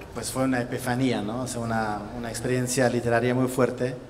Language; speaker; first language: Spanish; non-native, fluent; German